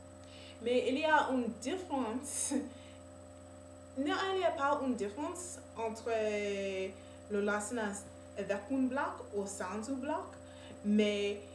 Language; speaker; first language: French; non-native, learner; English